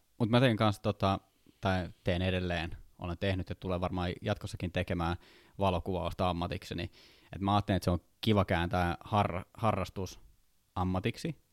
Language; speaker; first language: Finnish; native; Finnish